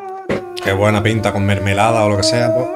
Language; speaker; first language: Spanish; native; Spanish